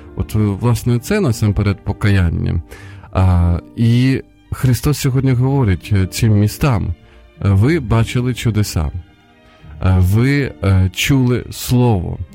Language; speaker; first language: Ukrainian; non-native, local second language; Russian